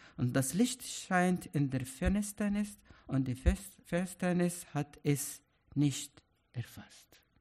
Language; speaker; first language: German; non-native, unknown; Arabic